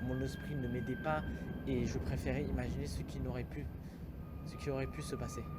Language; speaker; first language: French; native; French